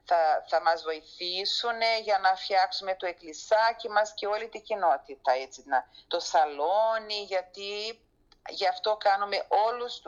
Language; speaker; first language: Greek; early bilingual, heritage; Greek